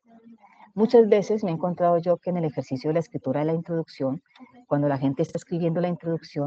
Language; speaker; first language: Spanish; native; Spanish